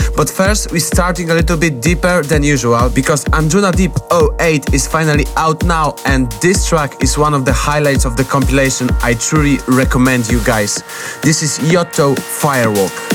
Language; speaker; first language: English; non-native, fluent; Polish